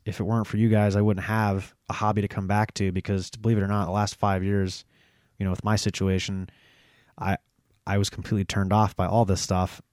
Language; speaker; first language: English; native; English